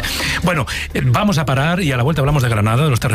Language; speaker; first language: Spanish; native; Spanish